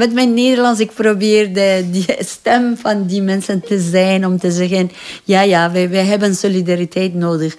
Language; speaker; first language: Dutch; non-native, fluent; Persian